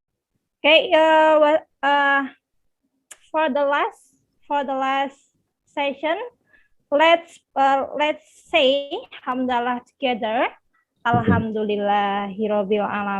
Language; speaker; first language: English; non-native, learner; Indonesian